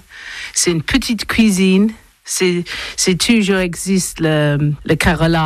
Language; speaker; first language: French; non-native, learner; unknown